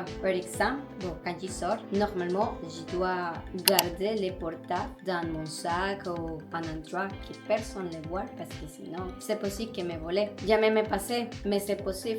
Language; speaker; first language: French; non-native, learner; Spanish